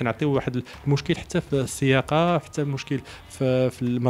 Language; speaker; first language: Arabic; native; Arabic